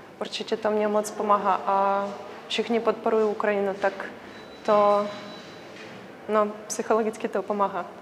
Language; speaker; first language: Czech; early bilingual, other home language; Ukrainian